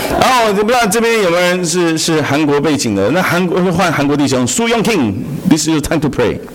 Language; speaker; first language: Chinese; native; Chinese